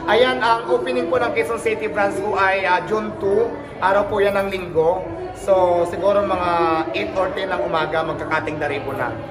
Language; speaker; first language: Filipino; non-native, local second language; Waray